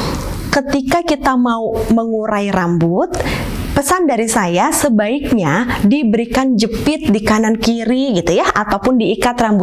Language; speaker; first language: Indonesian; native; Indonesian